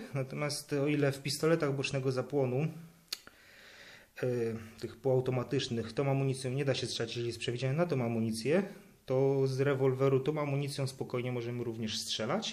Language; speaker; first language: Polish; native; Polish